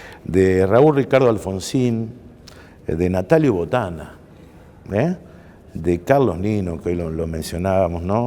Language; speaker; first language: Spanish; native; Spanish